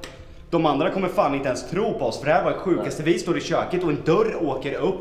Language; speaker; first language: Swedish; native; Swedish